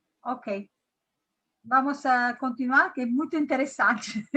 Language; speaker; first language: Portuguese; non-native, learner; Italian